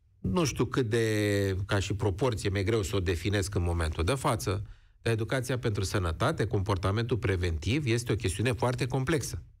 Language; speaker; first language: Romanian; native; Romanian